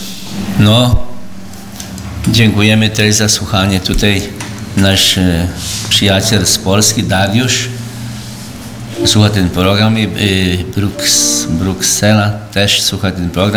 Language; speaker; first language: Polish; early bilingual, heritage; Polish